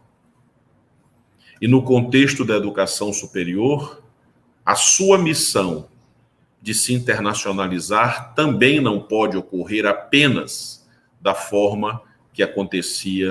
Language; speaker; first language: Portuguese; native; Portuguese